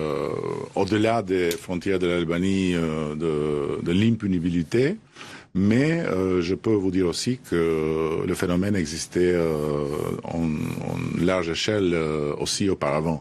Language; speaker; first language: French; non-native, fluent; Albanian